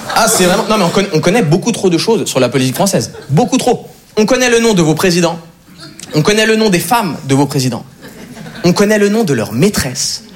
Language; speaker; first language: French; native; French